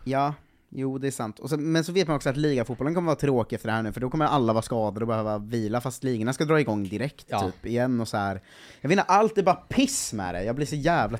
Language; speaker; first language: Swedish; native; Swedish